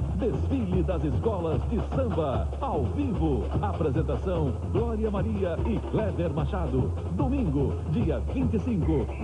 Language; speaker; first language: Portuguese; native; Portuguese